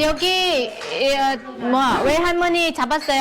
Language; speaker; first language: Korean; non-native, learner; Vietnamese